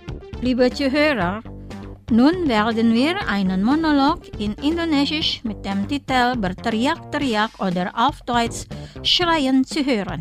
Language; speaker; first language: German; non-native, fluent; Indonesian